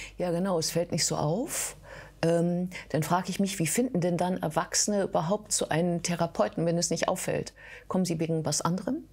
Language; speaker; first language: German; native; German